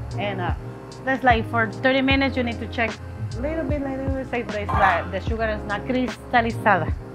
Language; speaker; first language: English; non-native, learner; Spanish